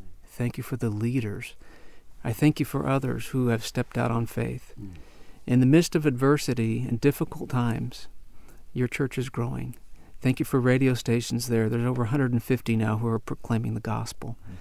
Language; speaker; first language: English; native; English